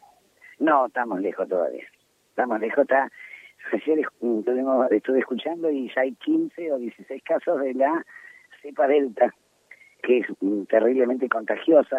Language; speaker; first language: Spanish; native; Spanish